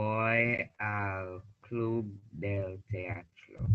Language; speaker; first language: Spanish; non-native, learner; English